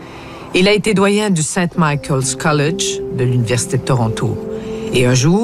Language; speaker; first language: French; native; French